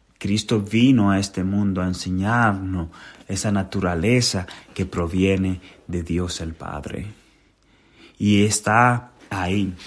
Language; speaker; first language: Spanish; native; Spanish